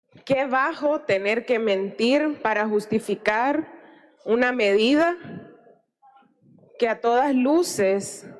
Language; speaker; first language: Spanish; native; Spanish